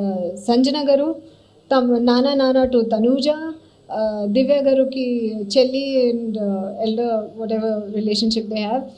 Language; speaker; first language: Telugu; non-native, learner; Hindi